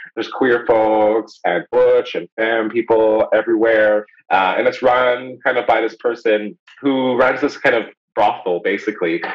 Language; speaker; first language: English; native; English